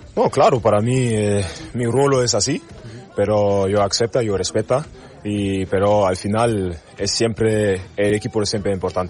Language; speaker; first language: Spanish; non-native, learner; German